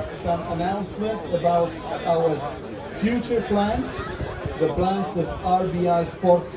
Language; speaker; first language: English; non-native, fluent; German